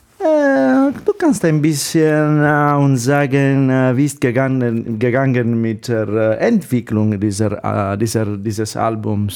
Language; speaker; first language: German; non-native, learner; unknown